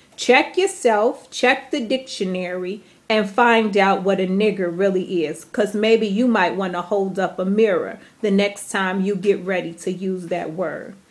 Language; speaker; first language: English; native; English